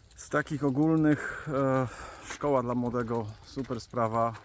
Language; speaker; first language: Polish; native; Polish